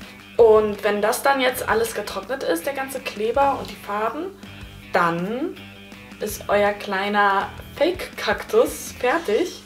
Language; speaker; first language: German; native; German